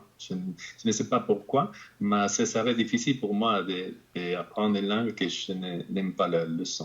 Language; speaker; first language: French; non-native, fluent; Spanish